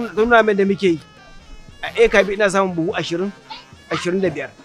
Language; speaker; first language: Hausa; native; Hausa